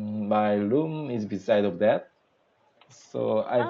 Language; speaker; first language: English; non-native, learner; Korean